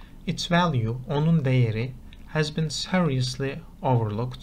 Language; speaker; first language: English; non-native, fluent; Turkish